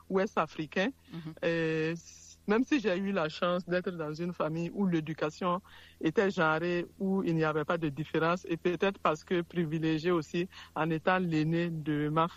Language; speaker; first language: French; non-native, local second language; Mossi